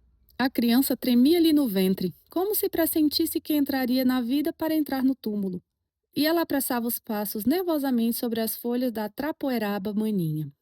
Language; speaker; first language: Portuguese; native; Portuguese